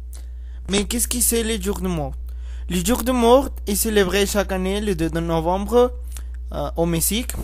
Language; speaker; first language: French; non-native, learner; Spanish